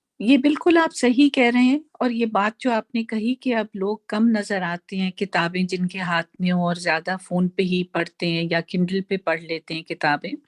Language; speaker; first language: Urdu; native; Urdu